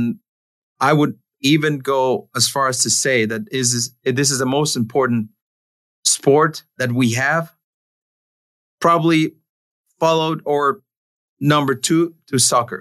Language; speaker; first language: English; non-native, fluent; Spanish